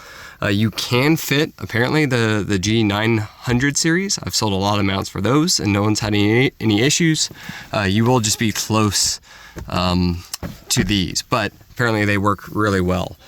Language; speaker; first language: English; native; English